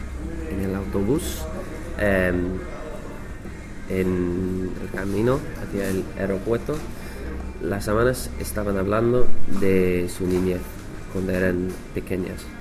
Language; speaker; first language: Spanish; non-native, learner; English